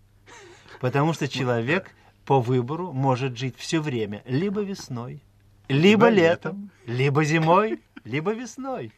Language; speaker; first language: Russian; native; Russian